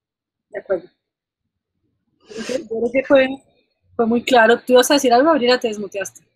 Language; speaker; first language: Spanish; native; Spanish